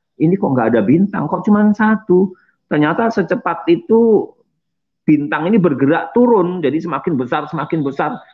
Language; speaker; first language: Indonesian; non-native, local second language; Javanese